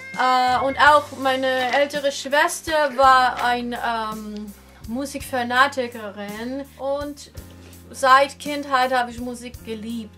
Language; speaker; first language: German; non-native, fluent; English